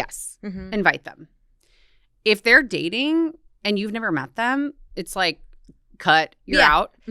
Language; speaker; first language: English; native; English